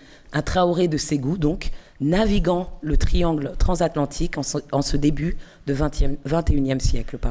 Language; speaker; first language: French; native; French